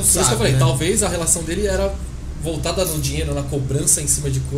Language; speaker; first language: Portuguese; native; Portuguese